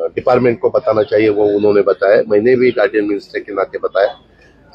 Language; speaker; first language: Hindi; non-native, local second language; Marathi